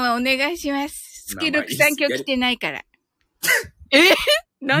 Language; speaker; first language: Japanese; native; Japanese